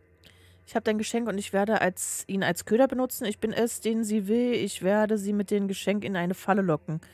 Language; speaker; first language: German; native; German